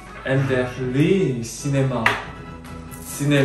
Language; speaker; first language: French; non-native, learner; Korean